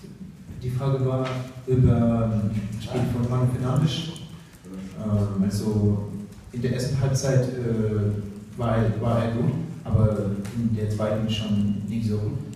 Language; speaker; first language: German; non-native, learner; Russian